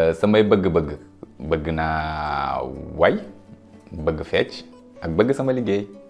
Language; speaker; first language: Wolof; non-native, local second language; Soninke